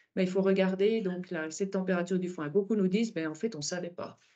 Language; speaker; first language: French; native; French